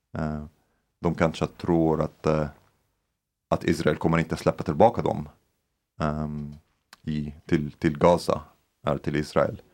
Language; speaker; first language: Swedish; non-native, fluent; Arabic